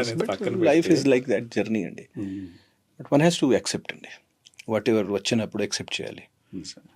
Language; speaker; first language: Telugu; non-native, fluent; Hindi